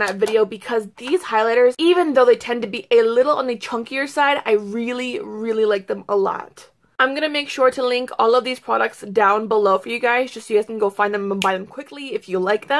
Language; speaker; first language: English; native; English